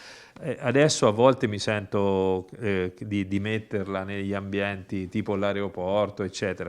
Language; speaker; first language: Italian; native; Italian